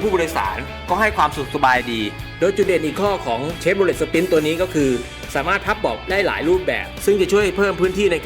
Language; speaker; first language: Thai; native; Thai